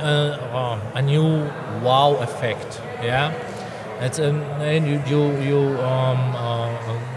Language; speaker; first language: English; non-native, learner; German